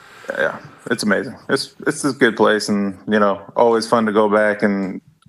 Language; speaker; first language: English; native; English